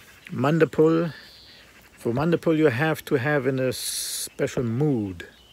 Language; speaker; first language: English; non-native, fluent; German